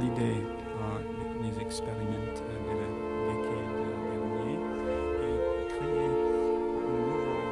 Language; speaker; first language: French; non-native, learner; English